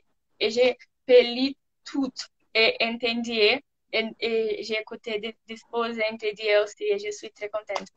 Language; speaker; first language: French; non-native, learner; Portuguese